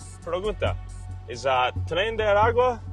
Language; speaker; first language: Spanish; non-native, learner; English